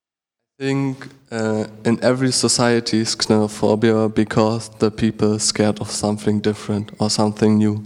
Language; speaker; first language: English; non-native, learner; German